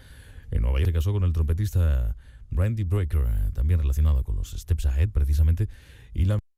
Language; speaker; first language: Spanish; native; Spanish